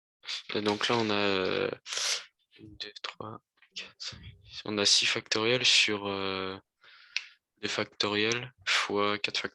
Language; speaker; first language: French; native; French